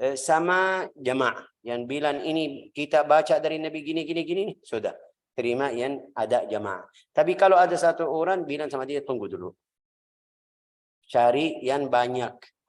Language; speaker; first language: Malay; non-native, fluent; Arabic